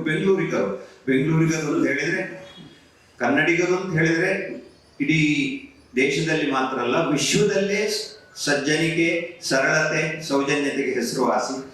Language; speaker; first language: Kannada; native; Kannada